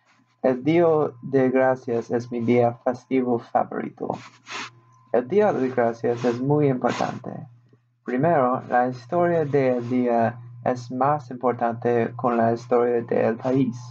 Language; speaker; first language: Spanish; non-native, learner; English